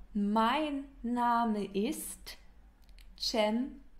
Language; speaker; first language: German; non-native, fluent; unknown